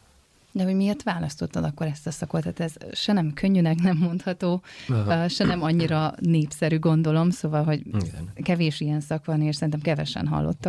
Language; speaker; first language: Hungarian; native; Hungarian